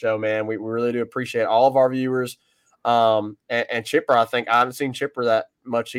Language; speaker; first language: English; native; English